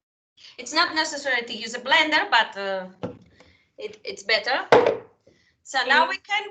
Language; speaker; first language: English; non-native, fluent; Spanish